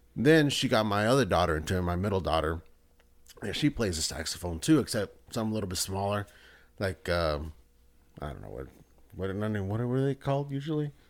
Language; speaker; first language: English; early bilingual, other home language; Spanish